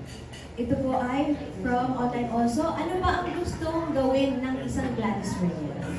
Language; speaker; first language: Filipino; native; Filipino